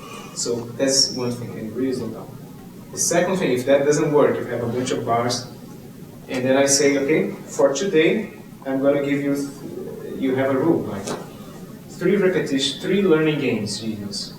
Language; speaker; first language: English; non-native, fluent; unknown